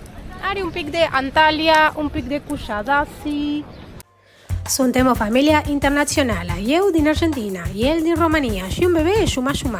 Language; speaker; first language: Romanian; non-native, learner; Spanish